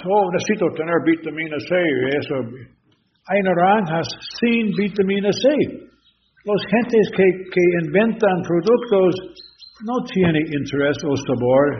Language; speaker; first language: Spanish; non-native, learner; English